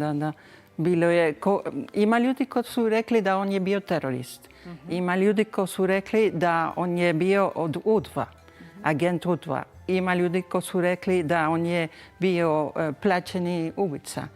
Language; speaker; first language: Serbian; early bilingual, heritage; Spanish